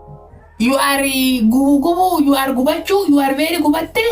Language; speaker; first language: English; non-native, learner; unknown